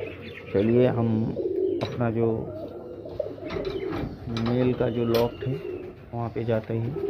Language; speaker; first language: Hindi; non-native, local second language; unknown